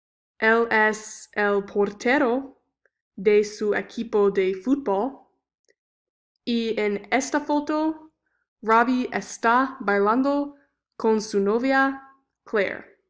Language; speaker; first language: Spanish; non-native, learner; English